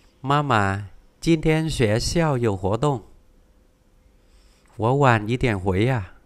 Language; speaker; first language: Chinese; non-native, fluent; Vietnamese